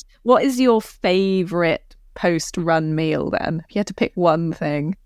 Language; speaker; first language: English; native; English